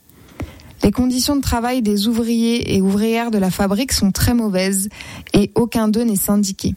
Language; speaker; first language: French; native; French